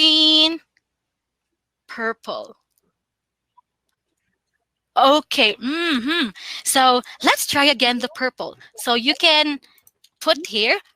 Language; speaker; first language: English; non-native, local second language; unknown